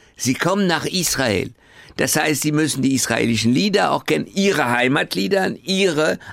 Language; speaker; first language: German; early bilingual, other home language; French